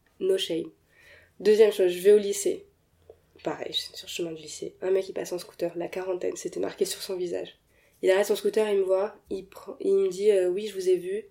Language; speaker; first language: French; native; French